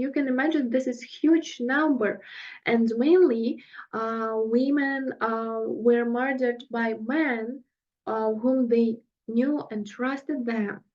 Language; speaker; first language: English; non-native, fluent; Russian